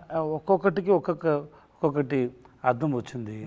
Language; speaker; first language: Telugu; non-native, learner; Tamil